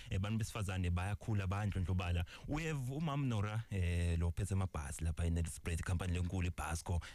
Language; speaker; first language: Zulu; non-native, local second language; Swati